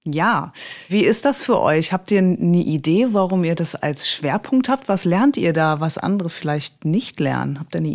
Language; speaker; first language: German; native; German